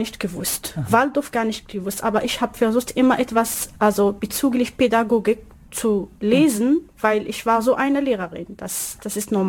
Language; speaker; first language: German; non-native, learner; Arabic